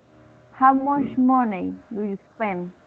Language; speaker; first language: English; non-native, learner; Spanish